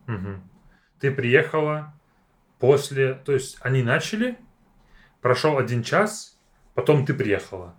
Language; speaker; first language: Russian; native; Russian